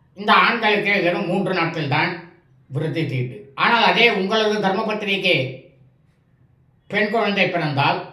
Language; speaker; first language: Tamil; native; Tamil